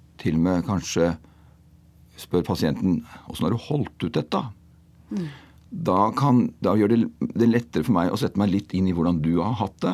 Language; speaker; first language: Norwegian; native; Norwegian